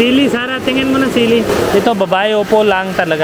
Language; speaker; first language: Filipino; non-native, learner; Punjabi